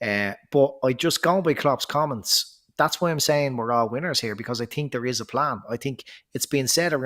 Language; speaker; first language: English; native; English